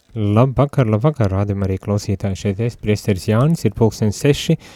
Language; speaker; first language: Latvian; native; Latvian